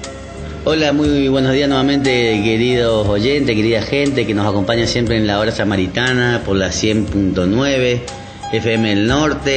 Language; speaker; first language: Spanish; native; Spanish